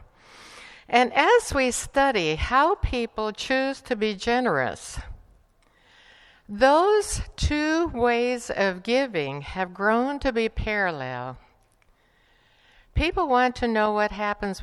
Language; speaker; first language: English; non-native, fluent; Spanish